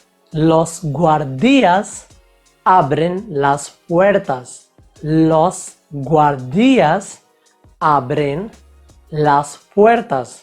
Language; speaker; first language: Spanish; non-native, fluent; Hindi